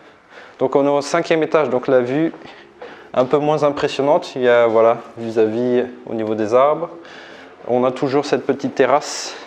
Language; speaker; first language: French; native; French